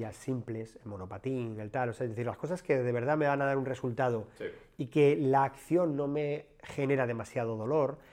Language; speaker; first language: Spanish; native; Spanish